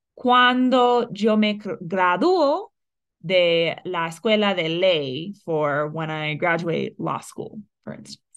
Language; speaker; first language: English; native; English